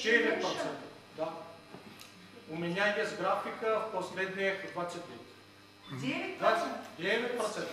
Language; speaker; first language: Russian; non-native, fluent; Catalan